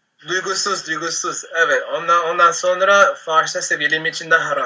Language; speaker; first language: Turkish; non-native, learner; Spanish